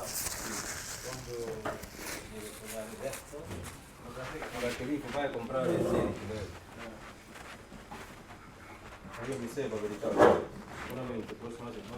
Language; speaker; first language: Italian; non-native, learner; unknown